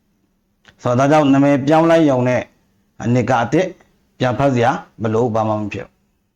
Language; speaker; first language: Burmese; native; Burmese